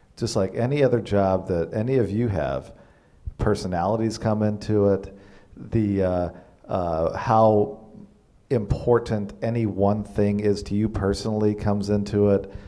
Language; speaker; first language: English; native; English